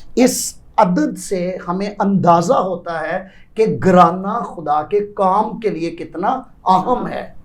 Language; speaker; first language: Urdu; non-native, local second language; Punjabi